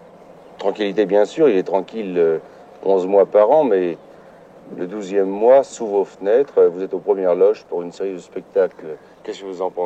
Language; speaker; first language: French; native; French